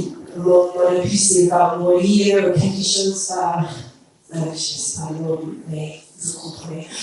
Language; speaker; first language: French; non-native, learner; English